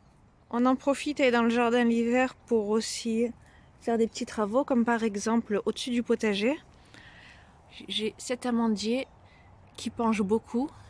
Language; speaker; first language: French; native; French